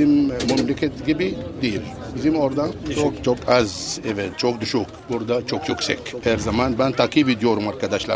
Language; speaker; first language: Turkish; non-native, learner; Arabic